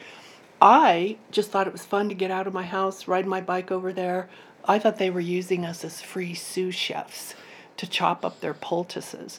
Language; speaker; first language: English; native; English